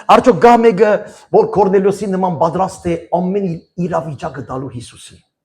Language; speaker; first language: Armenian; early bilingual, heritage; Armenian